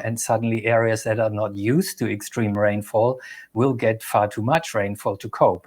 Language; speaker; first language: English; non-native, fluent; German